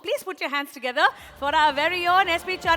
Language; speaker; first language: Tamil; native; Tamil